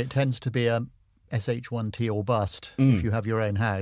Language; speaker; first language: English; native; English